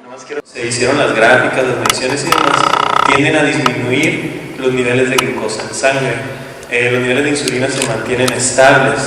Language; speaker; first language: Spanish; native; Spanish